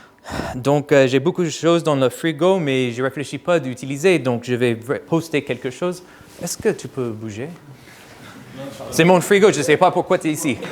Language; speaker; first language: French; non-native, fluent; English